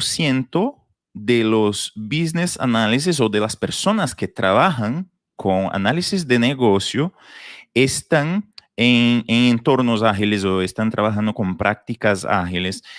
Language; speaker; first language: Spanish; non-native, fluent; Portuguese